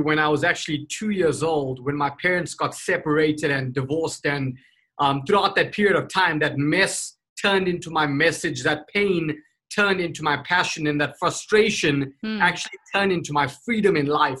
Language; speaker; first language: English; native; English